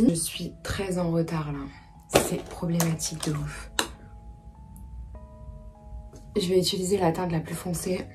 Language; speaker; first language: French; native; French